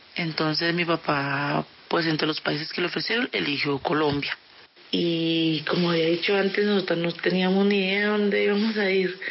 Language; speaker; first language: Spanish; early bilingual, other home language; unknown